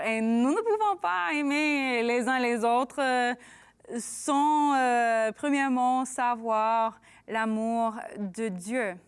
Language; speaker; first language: French; non-native, learner; English